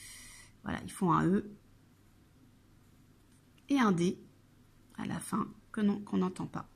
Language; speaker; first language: French; native; French